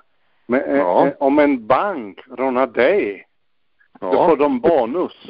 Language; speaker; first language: Swedish; non-native, fluent; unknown